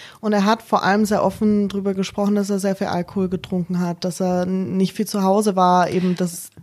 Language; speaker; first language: German; native; German